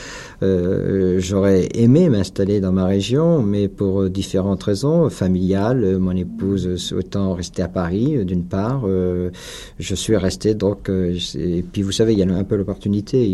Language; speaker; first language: French; native; French